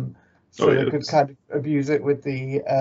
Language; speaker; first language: English; native; English